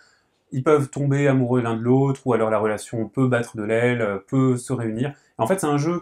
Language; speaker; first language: French; native; French